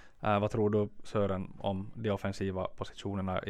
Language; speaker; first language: Swedish; native; Swedish